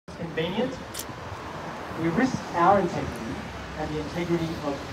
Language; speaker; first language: English; native; English